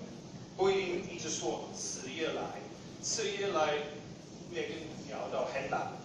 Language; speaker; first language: Chinese; non-native, fluent; English